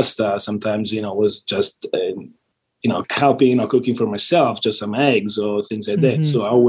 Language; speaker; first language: English; non-native, fluent; Italian